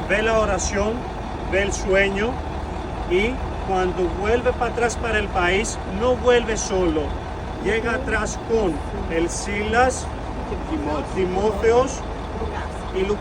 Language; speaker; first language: Spanish; non-native, fluent; Greek